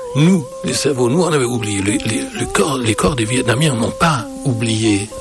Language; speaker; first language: French; native; French